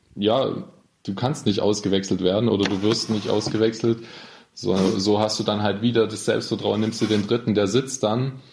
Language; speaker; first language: German; native; German